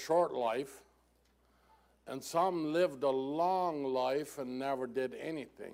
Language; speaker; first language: English; non-native, fluent; German